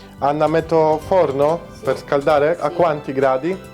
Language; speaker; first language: Italian; non-native, learner; Polish